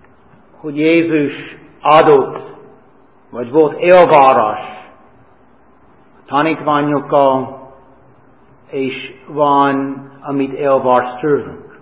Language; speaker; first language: Hungarian; non-native, fluent; English